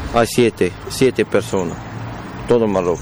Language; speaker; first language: Spanish; non-native, learner; Arabic